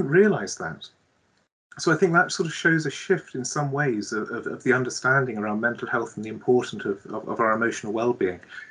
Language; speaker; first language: English; native; English